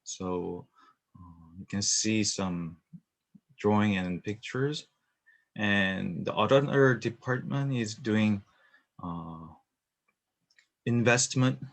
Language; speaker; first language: English; non-native, learner; Korean